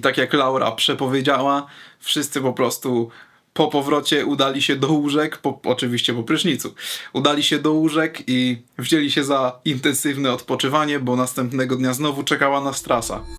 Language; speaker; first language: Polish; native; Polish